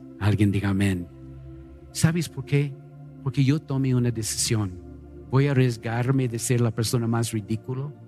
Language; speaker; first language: Spanish; non-native, fluent; English